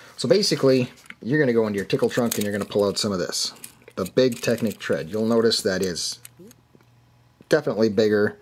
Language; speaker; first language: English; native; English